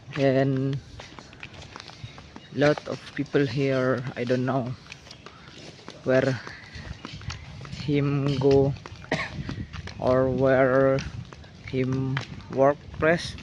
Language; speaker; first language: English; non-native, learner; Indonesian